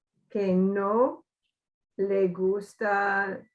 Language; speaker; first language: Spanish; non-native, learner; English